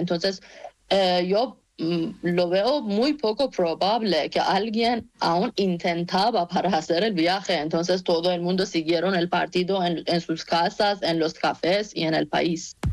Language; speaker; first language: Spanish; non-native, learner; Persian